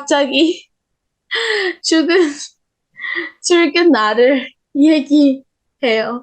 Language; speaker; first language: Korean; non-native, learner; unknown